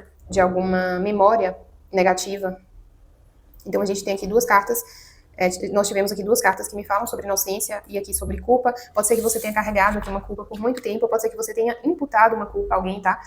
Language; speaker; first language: Portuguese; native; Portuguese